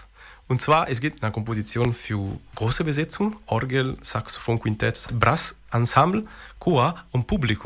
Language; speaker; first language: German; non-native, fluent; Italian